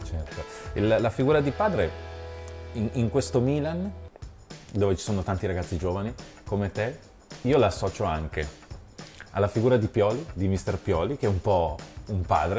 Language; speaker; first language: Italian; native; Italian